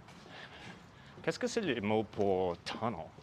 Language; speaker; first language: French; non-native, learner; English